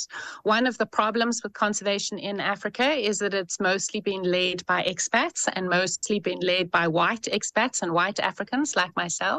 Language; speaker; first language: English; native; English